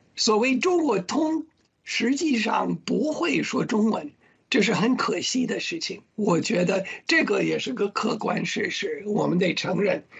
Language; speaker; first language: Chinese; non-native, fluent; English